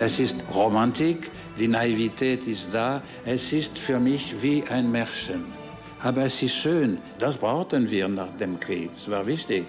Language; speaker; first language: German; non-native, fluent; French